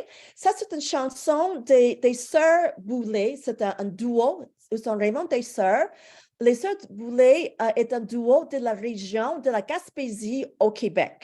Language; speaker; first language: French; non-native, fluent; English